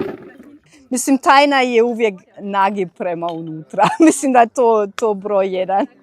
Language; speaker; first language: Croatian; non-native, fluent; German